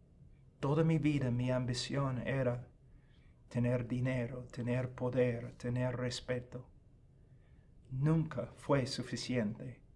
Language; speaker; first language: Spanish; non-native, fluent; English